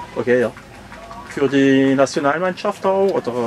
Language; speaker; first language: German; non-native, learner; French